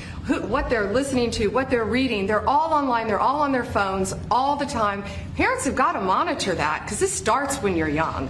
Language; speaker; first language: English; native; English